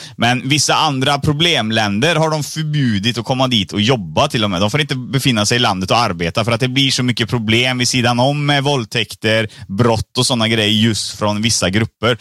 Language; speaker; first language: Swedish; early bilingual, other home language; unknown